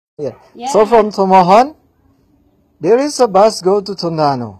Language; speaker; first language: English; non-native, learner; Indonesian